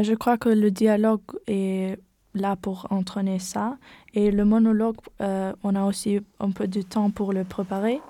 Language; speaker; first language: French; non-native, learner; German